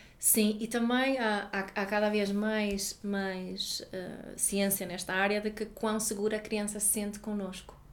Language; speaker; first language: Portuguese; non-native, fluent; Swedish